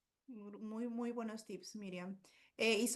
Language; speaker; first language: Spanish; native; Spanish